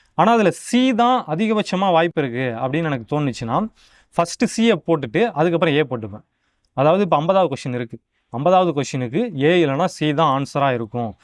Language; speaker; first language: Tamil; native; Tamil